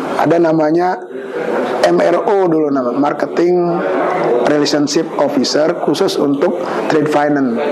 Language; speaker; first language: Indonesian; non-native, local second language; Balinese